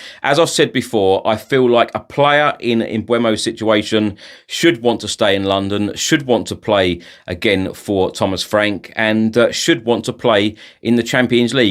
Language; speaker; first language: English; native; English